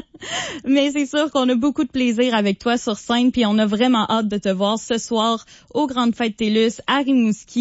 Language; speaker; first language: French; native; French